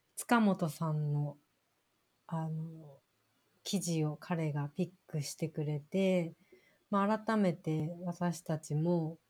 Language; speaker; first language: Japanese; native; Japanese